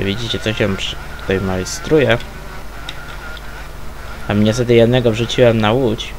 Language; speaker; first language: Polish; native; Polish